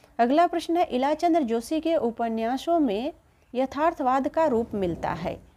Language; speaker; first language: Hindi; native; Hindi